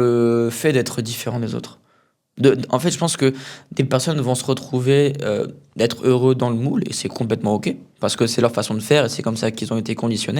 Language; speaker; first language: French; native; French